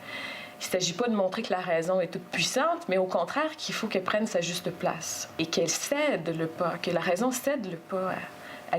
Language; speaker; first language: French; native; French